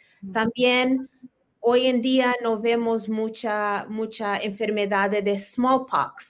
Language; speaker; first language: Spanish; early bilingual, heritage; Spanish